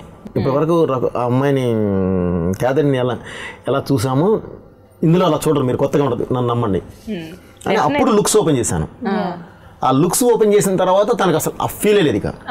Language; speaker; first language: Telugu; native; Telugu